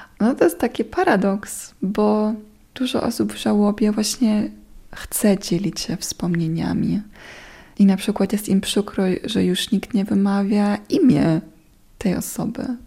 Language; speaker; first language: Polish; non-native, fluent; German